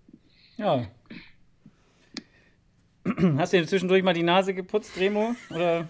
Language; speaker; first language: German; native; German